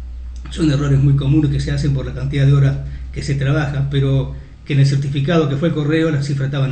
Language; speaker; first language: Spanish; native; Spanish